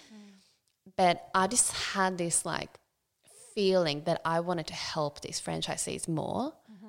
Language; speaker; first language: English; non-native, fluent; Swedish